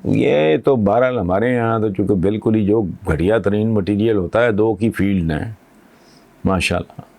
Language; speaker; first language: Urdu; non-native, local second language; Punjabi